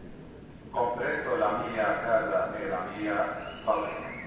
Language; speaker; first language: Italian; non-native, learner; Arabic